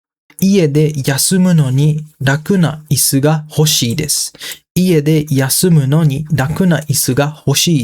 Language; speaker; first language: Japanese; non-native, fluent; Sinhala